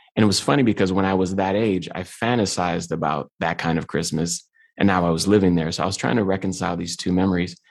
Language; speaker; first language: English; native; English